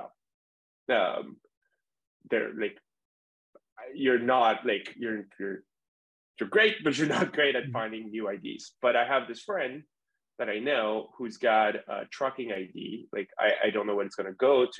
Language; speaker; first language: English; non-native, fluent; French